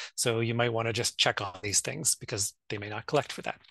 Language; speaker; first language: English; native; English